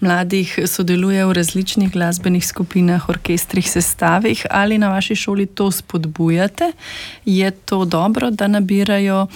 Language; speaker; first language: Slovenian; native; Slovenian